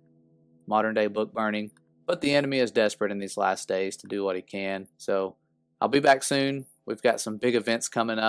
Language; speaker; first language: English; native; English